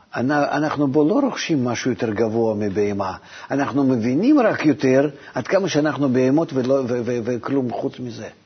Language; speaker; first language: Hebrew; non-native, fluent; Russian